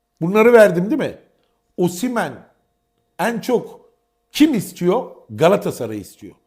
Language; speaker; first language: Turkish; native; Turkish